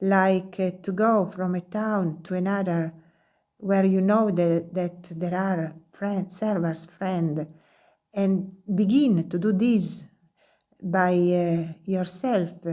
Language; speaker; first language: English; non-native, learner; Italian